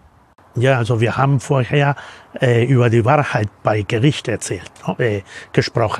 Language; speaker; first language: German; non-native, fluent; Spanish